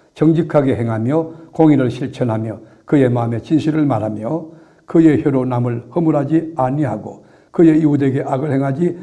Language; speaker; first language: Korean; native; Korean